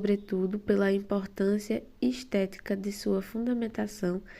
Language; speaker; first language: Portuguese; native; Portuguese